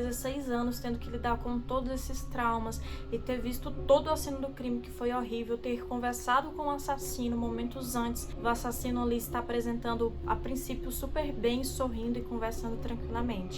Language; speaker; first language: Portuguese; native; Portuguese